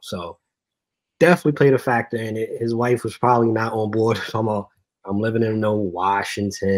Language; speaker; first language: English; native; English